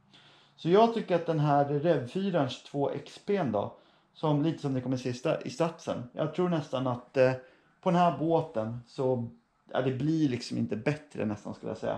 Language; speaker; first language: Swedish; native; Swedish